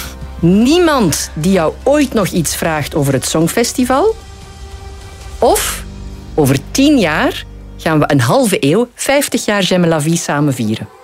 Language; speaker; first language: Dutch; native; Dutch